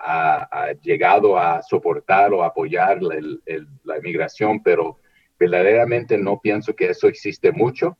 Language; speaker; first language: Spanish; early bilingual, heritage; Spanish